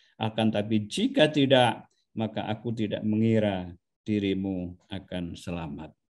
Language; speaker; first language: Indonesian; non-native, local second language; Javanese